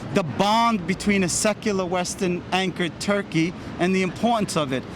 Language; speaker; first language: English; early bilingual, other home language; Turkish